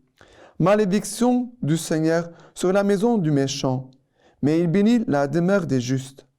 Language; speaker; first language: French; non-native, fluent; Portuguese